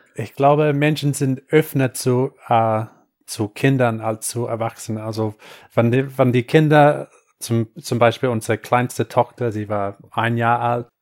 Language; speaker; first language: German; non-native, fluent; English